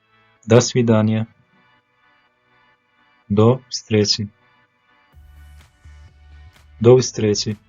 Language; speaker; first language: Russian; non-native, fluent; Turkmen